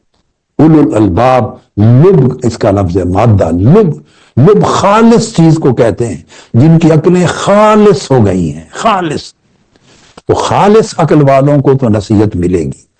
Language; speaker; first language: Urdu; native; Urdu